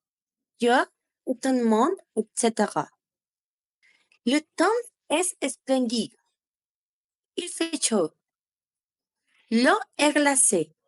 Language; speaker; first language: French; non-native, learner; Spanish